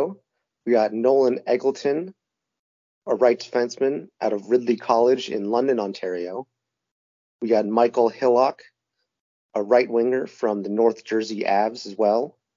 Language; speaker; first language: English; native; English